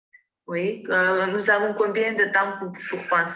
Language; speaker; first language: French; non-native, learner; Armenian